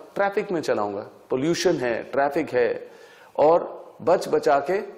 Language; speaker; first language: Hindi; native; Hindi